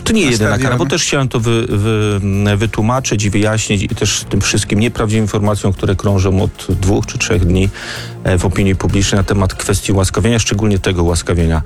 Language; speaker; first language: Polish; native; Polish